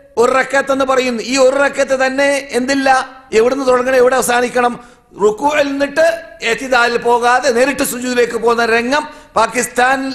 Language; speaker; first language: Malayalam; native; Malayalam